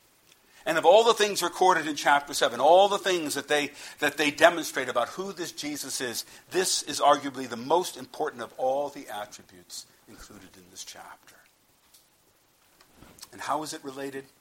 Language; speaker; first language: English; native; English